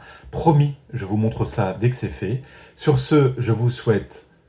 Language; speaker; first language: French; native; French